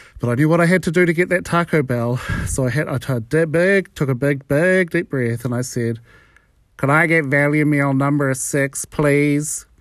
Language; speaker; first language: English; native; English